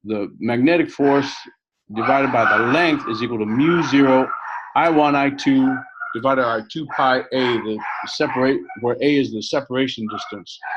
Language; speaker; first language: English; native; English